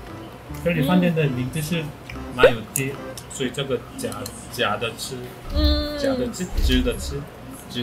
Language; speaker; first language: Chinese; non-native, learner; Korean